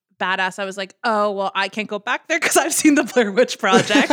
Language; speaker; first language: English; native; English